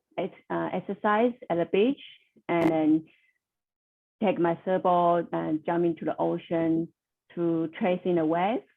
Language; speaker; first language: English; non-native, learner; Chinese